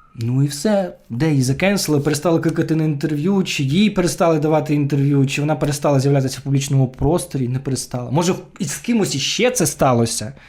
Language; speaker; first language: Ukrainian; non-native, local second language; Russian